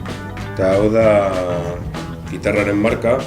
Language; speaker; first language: Basque; non-native, local second language; Spanish